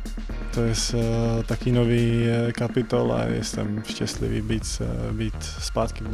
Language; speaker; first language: Polish; non-native, learner; Czech